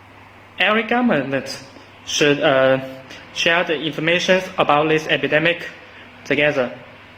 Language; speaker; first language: English; non-native, learner; Chinese